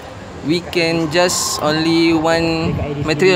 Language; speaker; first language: English; non-native, local second language; Malay